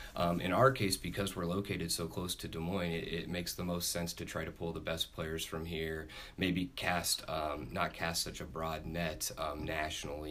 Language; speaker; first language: English; native; English